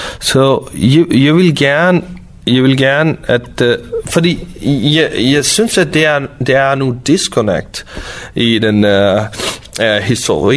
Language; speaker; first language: Danish; non-native, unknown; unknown